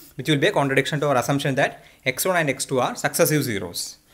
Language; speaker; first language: English; non-native, local second language; Malayalam